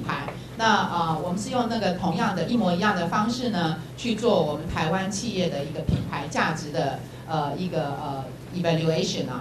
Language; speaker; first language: Chinese; native; Chinese